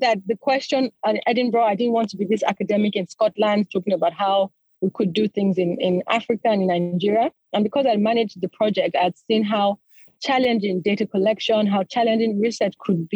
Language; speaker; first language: English; non-native, local second language; Yoruba